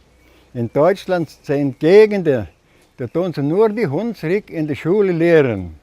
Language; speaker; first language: German; early bilingual, heritage; German